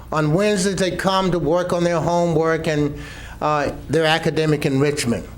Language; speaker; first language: English; native; English